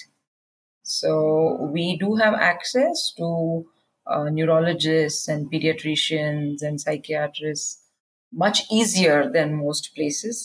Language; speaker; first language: English; non-native, local second language; Kannada